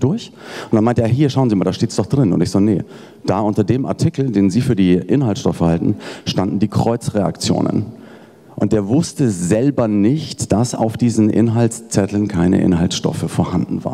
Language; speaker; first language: German; native; German